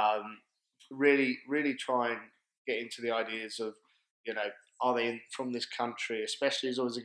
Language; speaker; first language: English; native; English